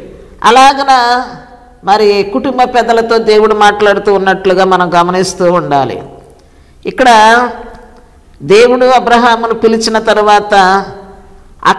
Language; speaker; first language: Telugu; native; Telugu